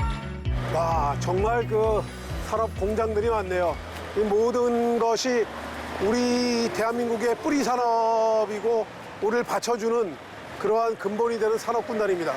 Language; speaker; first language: Korean; native; Korean